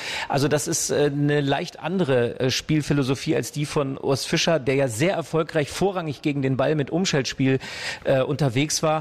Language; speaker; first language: German; native; German